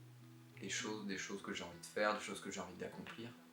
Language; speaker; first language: French; native; French